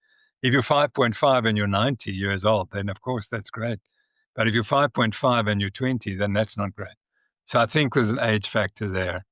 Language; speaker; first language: English; native; English